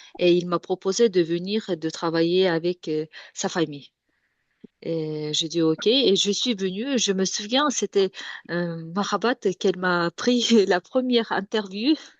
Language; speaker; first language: French; non-native, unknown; Kyrgyz